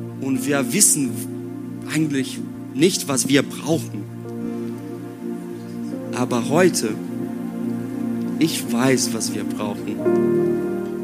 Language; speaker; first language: German; non-native, learner; Portuguese